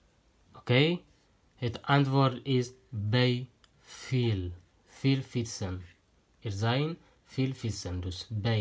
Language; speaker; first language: Dutch; non-native, fluent; Tigrinya